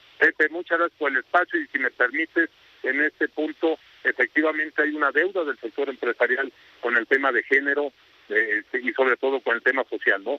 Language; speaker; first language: Spanish; native; Spanish